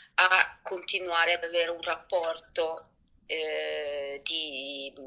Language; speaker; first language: Italian; native; Italian